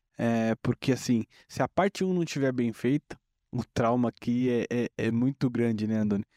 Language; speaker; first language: Portuguese; native; Portuguese